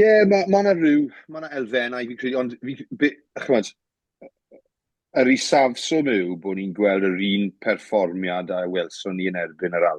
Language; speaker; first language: Welsh; native; Welsh